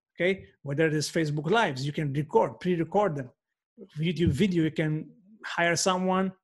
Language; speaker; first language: English; non-native, fluent; Maltese